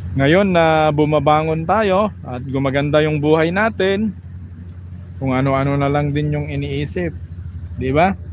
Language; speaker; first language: Filipino; non-native, local second language; Iloko